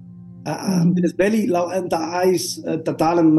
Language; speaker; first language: Arabic; non-native, learner; Dutch